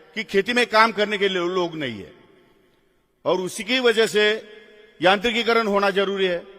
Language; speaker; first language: Hindi; non-native, local second language; Marathi